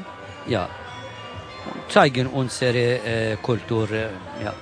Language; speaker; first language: German; non-native, learner; Kurdish